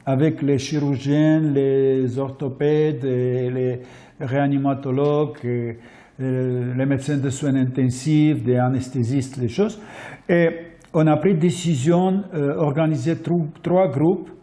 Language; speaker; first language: French; non-native, fluent; Armenian